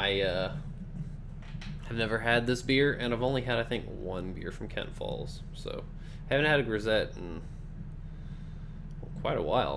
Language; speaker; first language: English; native; English